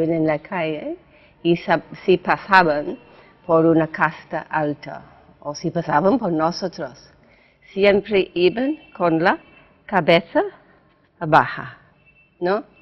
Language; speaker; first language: Spanish; non-native, fluent; English